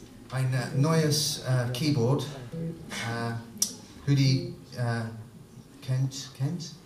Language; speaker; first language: German; non-native, learner; English